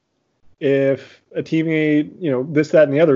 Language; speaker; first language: English; native; English